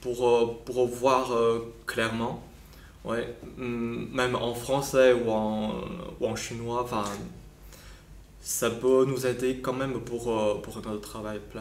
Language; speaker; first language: French; non-native, fluent; Chinese